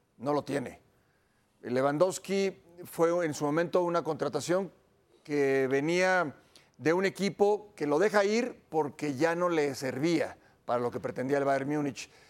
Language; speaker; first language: Spanish; native; Spanish